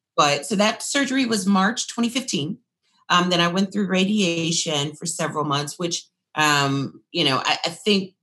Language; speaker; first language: English; native; English